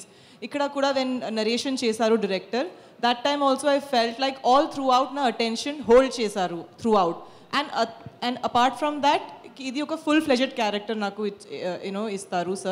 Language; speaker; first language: Telugu; non-native, fluent; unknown